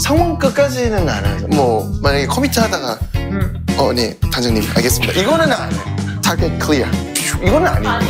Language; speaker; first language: Korean; non-native, fluent; Thai